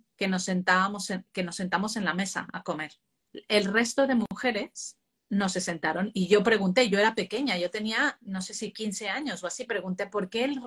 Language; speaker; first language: Spanish; native; Spanish